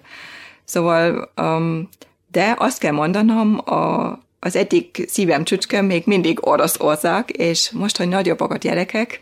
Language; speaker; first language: Hungarian; non-native, fluent; German